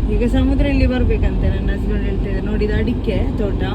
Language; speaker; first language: Kannada; non-native, local second language; Tulu